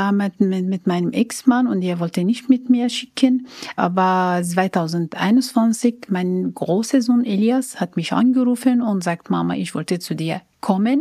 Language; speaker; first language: German; non-native, learner; Arabic